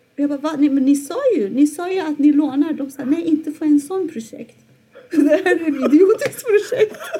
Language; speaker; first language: Swedish; non-native, fluent; Persian